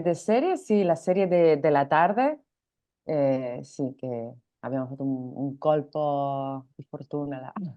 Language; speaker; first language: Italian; non-native, learner; Spanish